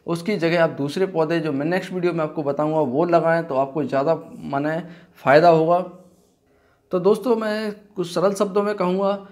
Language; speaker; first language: Hindi; native; Hindi